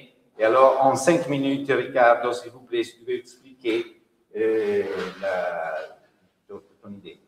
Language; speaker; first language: French; non-native, fluent; Italian